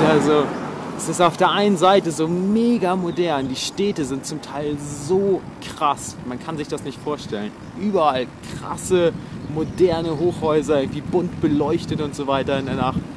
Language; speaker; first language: German; native; German